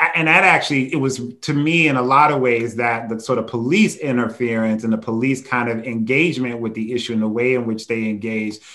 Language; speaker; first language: English; native; English